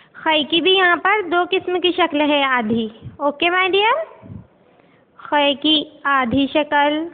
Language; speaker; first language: Hindi; native; Hindi